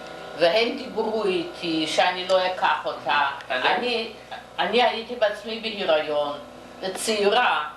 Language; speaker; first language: Hebrew; non-native, fluent; Yiddish